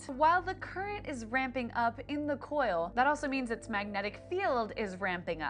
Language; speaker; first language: English; native; English